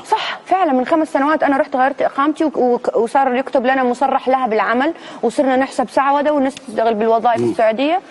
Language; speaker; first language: Arabic; native; Arabic